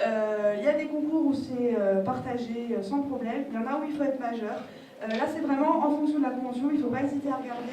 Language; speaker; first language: French; native; French